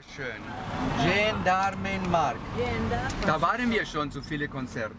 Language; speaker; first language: German; non-native, fluent; Spanish